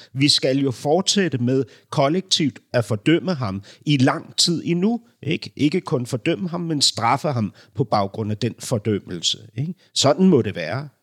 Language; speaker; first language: Danish; early bilingual, other home language; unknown